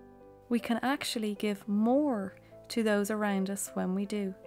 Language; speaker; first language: English; native; English